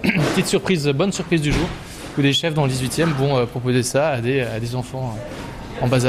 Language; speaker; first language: French; native; French